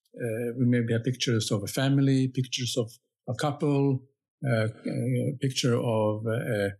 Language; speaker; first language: English; non-native, fluent; Finnish